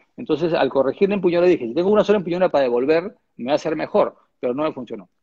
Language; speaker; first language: Spanish; native; Spanish